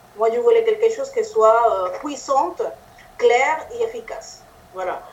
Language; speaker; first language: French; non-native, fluent; Spanish